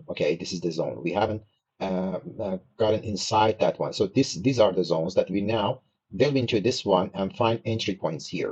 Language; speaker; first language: English; non-native, fluent; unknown